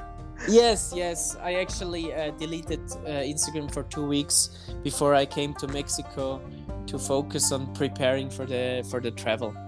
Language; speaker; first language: English; non-native, fluent; German